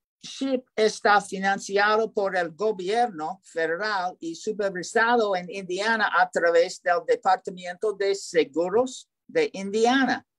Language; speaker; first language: Spanish; non-native, learner; English